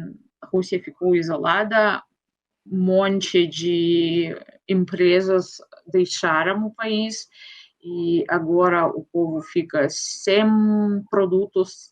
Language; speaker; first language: Portuguese; non-native, fluent; Russian